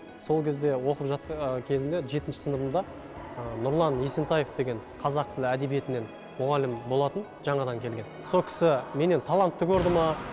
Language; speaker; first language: Kazakh; non-native, local second language; Russian